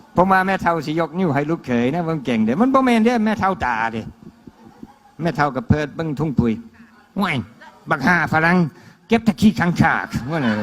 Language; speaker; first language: Thai; non-native, fluent; English